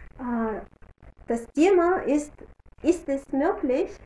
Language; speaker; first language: German; non-native, fluent; Russian